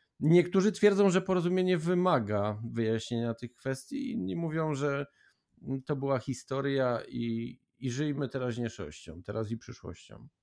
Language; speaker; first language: Polish; native; Polish